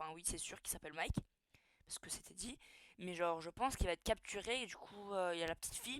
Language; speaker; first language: French; native; French